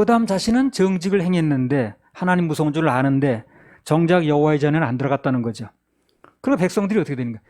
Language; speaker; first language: Korean; native; Korean